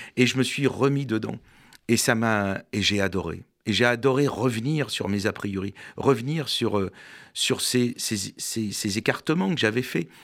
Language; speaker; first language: French; native; French